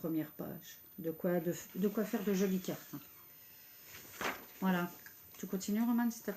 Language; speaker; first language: French; native; French